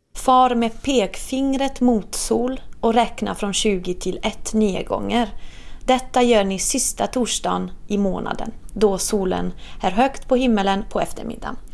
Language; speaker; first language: Swedish; non-native, fluent; Italian